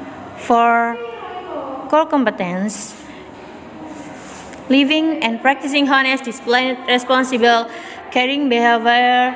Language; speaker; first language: English; non-native, learner; Indonesian